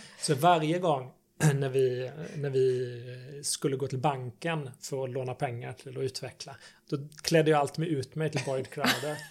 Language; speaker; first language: Swedish; native; Swedish